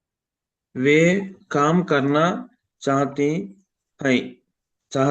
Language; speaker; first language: Hindi; non-native, learner; Telugu